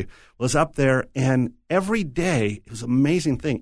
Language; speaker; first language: English; native; English